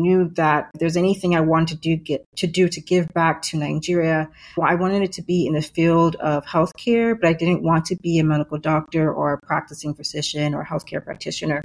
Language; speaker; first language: English; native; English